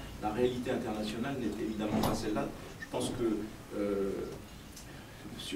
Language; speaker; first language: French; native; French